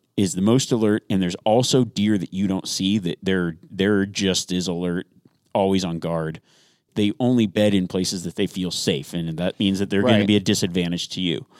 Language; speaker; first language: English; native; English